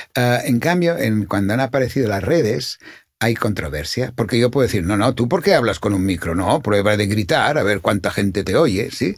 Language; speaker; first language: Spanish; non-native, local second language; Catalan